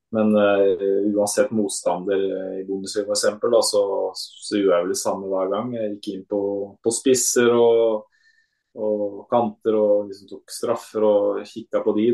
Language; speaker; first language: Norwegian; native; Norwegian